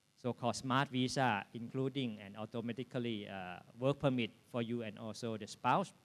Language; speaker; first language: English; non-native, fluent; Thai